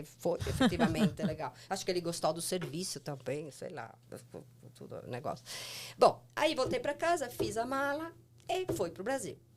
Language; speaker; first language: Portuguese; non-native, fluent; Italian